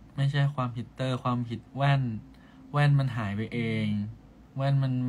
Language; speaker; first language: Thai; native; Thai